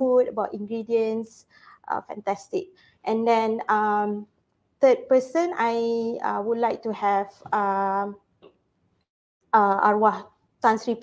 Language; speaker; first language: English; non-native, local second language; Malay